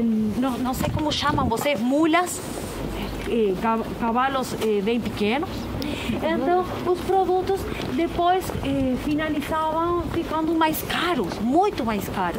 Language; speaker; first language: Portuguese; non-native, fluent; Spanish